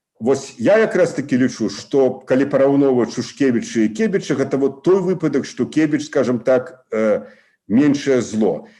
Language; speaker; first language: Belarusian; non-native, local second language; Russian